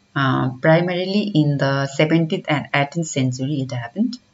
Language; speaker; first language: English; non-native, local second language; Nepali